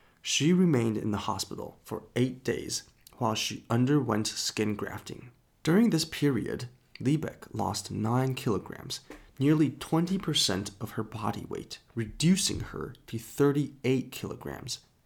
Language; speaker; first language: English; non-native, fluent; Chinese